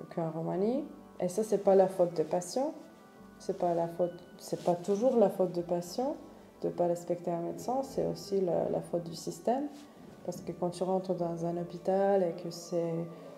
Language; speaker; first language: French; non-native, fluent; Romanian